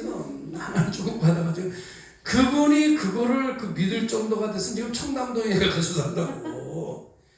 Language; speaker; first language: Korean; native; Korean